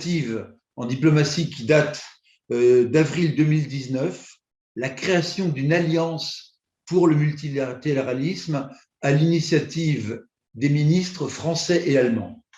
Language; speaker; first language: French; native; French